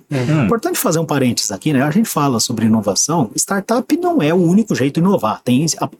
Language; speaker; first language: Portuguese; native; Portuguese